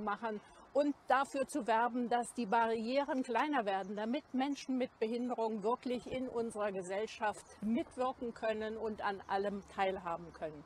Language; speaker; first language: German; native; German